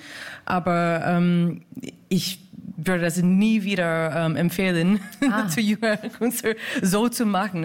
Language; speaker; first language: German; non-native, fluent; English